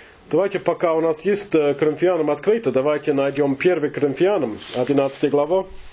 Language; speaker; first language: Russian; non-native, fluent; English